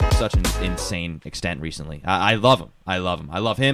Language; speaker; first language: English; native; English